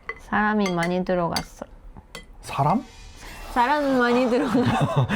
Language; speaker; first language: Korean; non-native, learner; Japanese